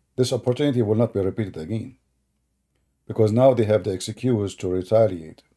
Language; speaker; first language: English; non-native, fluent; Arabic